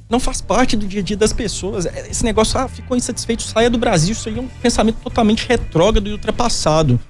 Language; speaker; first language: Portuguese; native; Portuguese